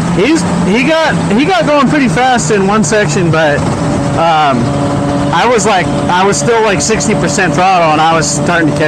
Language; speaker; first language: English; native; English